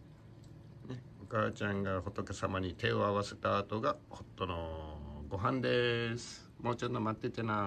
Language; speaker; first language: Japanese; native; Japanese